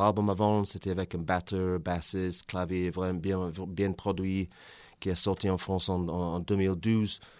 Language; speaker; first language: French; non-native, fluent; English